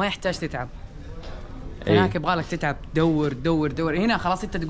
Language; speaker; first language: Arabic; native; Arabic